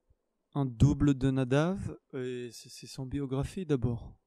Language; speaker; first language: French; non-native, fluent; Hebrew